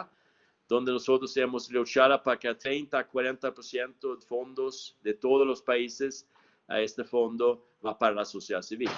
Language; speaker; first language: Spanish; non-native, fluent; Swedish